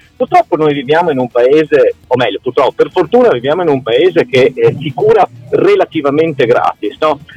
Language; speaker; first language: Italian; native; Italian